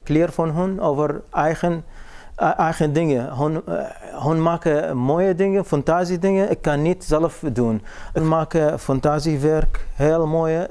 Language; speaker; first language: Dutch; non-native, learner; Arabic